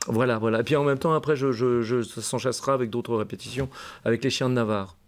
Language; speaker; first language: French; native; French